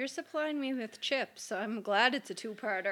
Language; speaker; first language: English; native; English